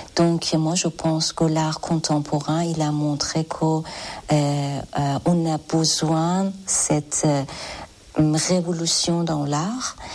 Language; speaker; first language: French; non-native, learner; Persian